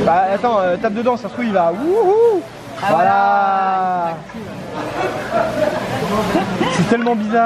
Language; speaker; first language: French; native; French